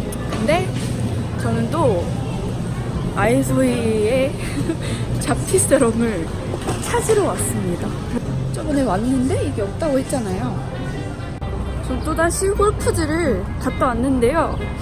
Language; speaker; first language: Korean; native; Korean